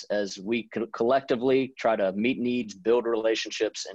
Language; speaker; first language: English; native; English